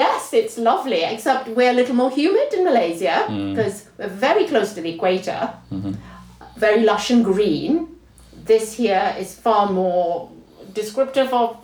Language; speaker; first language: English; non-native, local second language; Tamil